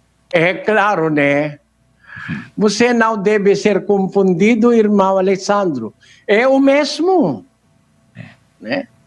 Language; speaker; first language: Portuguese; non-native, learner; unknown